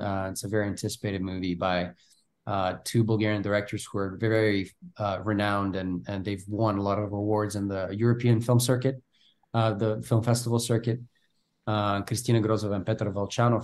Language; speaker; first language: English; non-native, fluent; Bulgarian